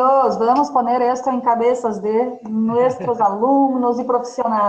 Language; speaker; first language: Spanish; non-native, fluent; Portuguese